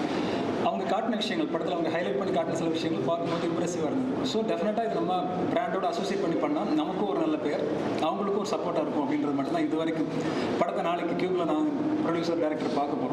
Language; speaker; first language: Tamil; native; Tamil